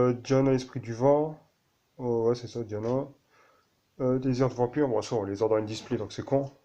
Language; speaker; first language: French; native; French